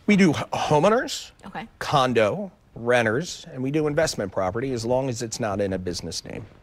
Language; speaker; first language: English; native; English